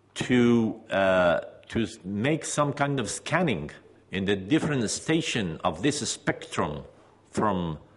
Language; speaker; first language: English; non-native, fluent; Persian